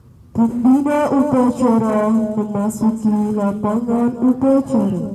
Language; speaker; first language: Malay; non-native, local second language; Javanese